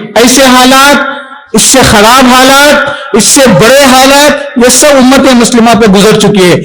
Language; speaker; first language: Urdu; native; Urdu